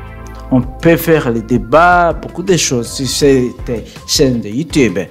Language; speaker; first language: French; non-native, learner; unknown